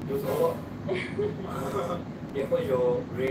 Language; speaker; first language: Chinese; non-native, learner; Japanese